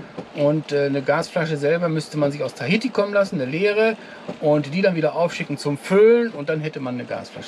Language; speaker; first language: German; native; German